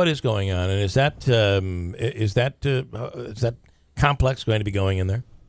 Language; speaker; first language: English; native; English